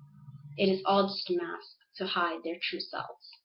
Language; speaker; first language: English; native; English